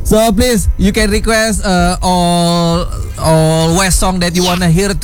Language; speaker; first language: English; non-native, learner; Indonesian